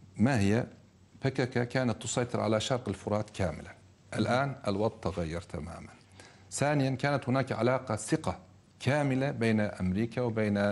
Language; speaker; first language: Arabic; non-native, fluent; Turkish